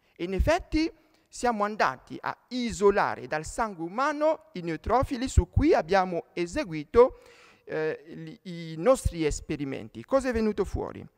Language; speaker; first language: Italian; non-native, fluent; French